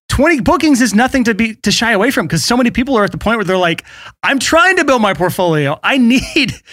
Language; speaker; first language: English; native; English